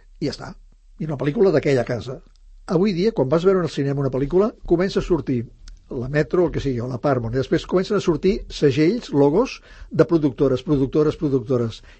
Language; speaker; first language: Catalan; native; Catalan